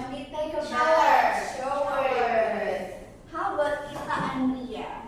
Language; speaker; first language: English; non-native, learner; Indonesian